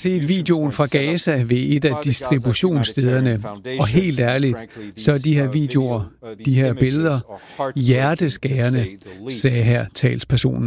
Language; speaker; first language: Danish; native; Danish